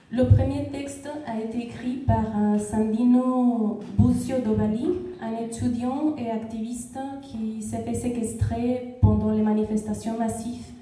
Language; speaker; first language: French; non-native, fluent; Spanish